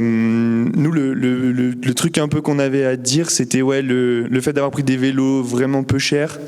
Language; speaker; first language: French; native; French